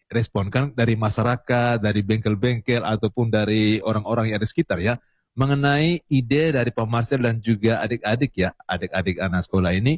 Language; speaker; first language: Indonesian; native; Indonesian